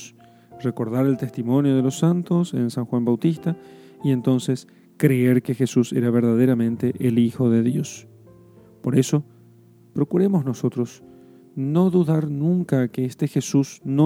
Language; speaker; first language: Spanish; native; Spanish